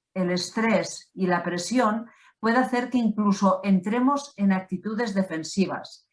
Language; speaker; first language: Spanish; non-native, local second language; Catalan